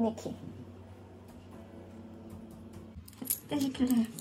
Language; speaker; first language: Turkish; non-native, learner; Korean